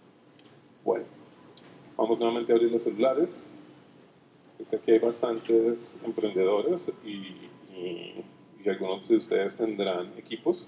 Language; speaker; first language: Spanish; native; Spanish